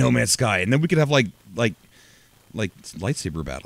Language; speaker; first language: English; native; English